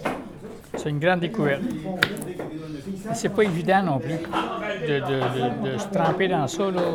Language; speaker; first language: French; native; French